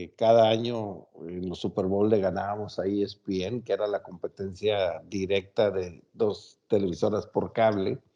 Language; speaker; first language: Spanish; native; Spanish